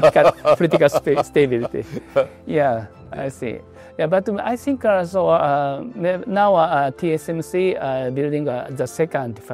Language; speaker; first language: English; non-native, learner; Japanese